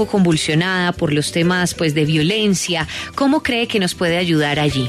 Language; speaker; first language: Spanish; native; Spanish